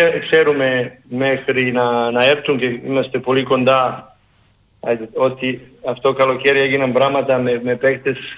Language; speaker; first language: Greek; non-native, learner; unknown